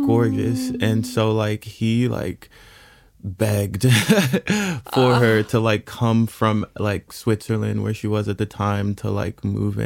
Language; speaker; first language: English; native; English